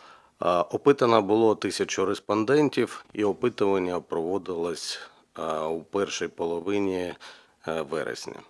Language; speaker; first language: Ukrainian; native; Ukrainian